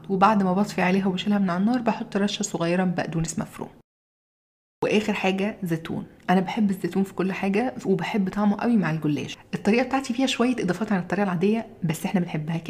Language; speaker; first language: Arabic; native; Arabic